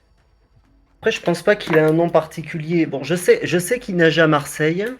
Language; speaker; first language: French; native; French